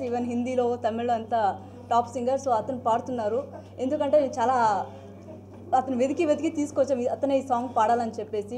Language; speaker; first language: Telugu; non-native, fluent; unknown